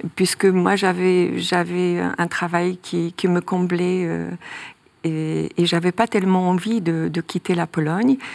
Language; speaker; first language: French; non-native, fluent; Polish